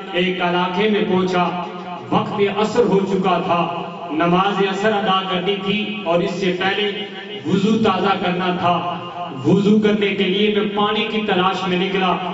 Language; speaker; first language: Urdu; non-native, local second language; Punjabi